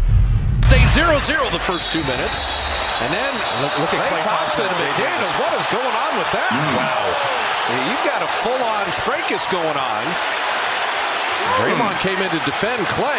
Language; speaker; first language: English; native; English